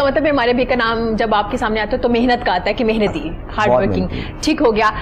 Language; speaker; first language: Urdu; native; Urdu